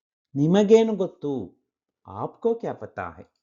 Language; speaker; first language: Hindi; non-native, local second language; Kannada